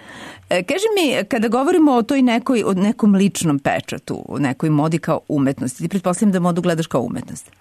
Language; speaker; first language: Serbian; native; Serbian